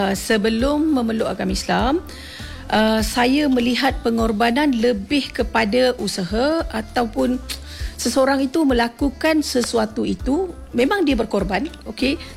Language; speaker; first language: Malay; non-native, local second language; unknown